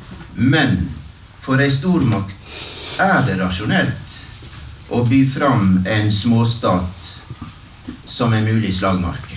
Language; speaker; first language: Norwegian; native; Norwegian